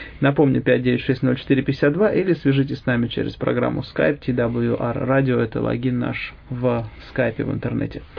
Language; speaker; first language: Russian; native; Russian